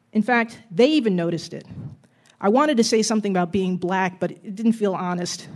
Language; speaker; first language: English; native; English